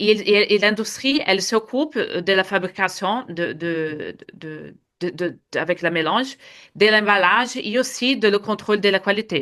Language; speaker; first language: French; non-native, fluent; Portuguese